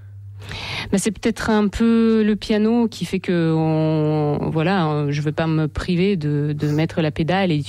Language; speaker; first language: French; non-native, fluent; Russian